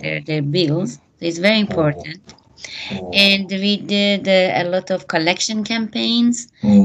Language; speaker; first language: English; non-native, fluent; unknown